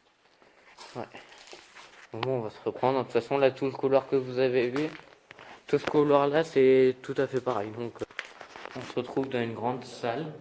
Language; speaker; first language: French; native; French